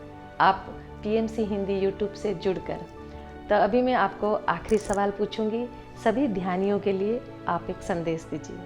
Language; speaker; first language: Hindi; native; Hindi